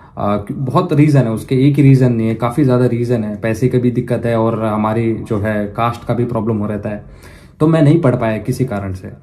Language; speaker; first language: Hindi; native; Hindi